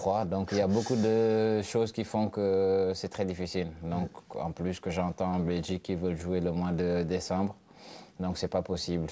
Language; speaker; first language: French; non-native, local second language; Wolof